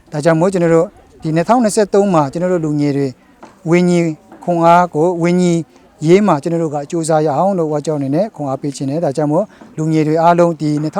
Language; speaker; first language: Burmese; non-native, local second language; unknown